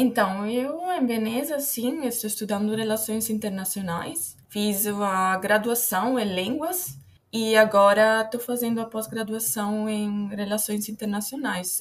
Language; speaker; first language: Portuguese; non-native, fluent; Italian